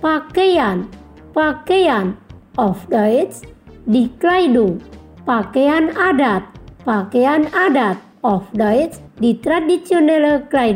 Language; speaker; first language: German; non-native, fluent; Indonesian